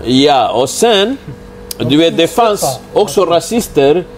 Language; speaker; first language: Swedish; early bilingual, other home language; Spanish